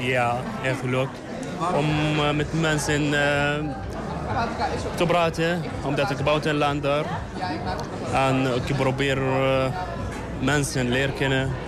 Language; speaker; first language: Dutch; non-native, learner; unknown